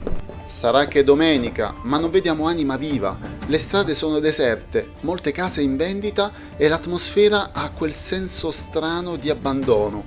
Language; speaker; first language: Italian; native; Italian